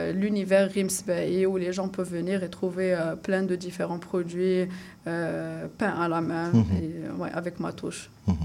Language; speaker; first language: French; non-native, local second language; Arabic